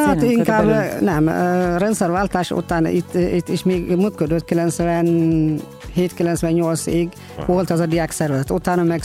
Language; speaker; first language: Hungarian; non-native, fluent; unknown